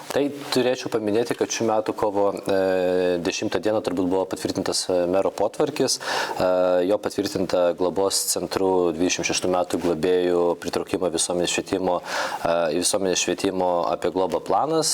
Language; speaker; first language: Lithuanian; non-native, local second language; Polish